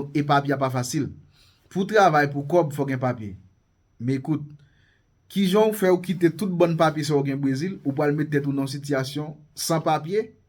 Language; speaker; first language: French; non-native, local second language; Haitian Creole